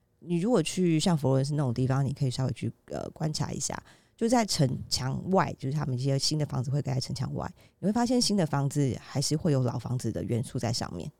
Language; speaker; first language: Chinese; native; Chinese